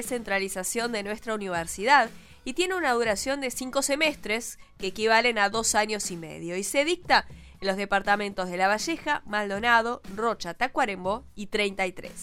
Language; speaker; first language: Spanish; native; Spanish